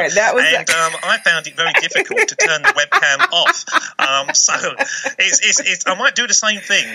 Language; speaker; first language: English; native; English